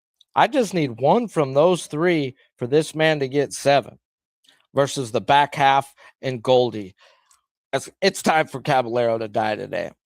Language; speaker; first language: English; native; English